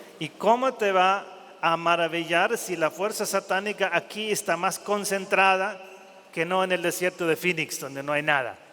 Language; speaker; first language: Spanish; non-native, fluent; German